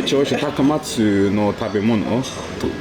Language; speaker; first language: Japanese; non-native, learner; English